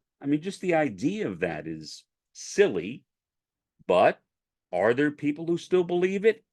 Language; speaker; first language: English; native; English